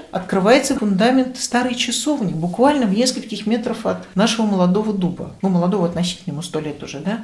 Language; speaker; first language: Russian; native; Russian